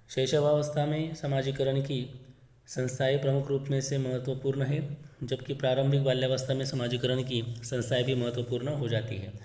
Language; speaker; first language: Hindi; non-native, local second language; Marathi